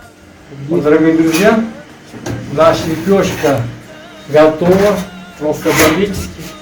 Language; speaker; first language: Russian; non-native, learner; Uzbek